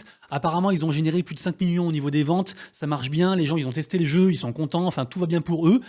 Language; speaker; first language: French; native; French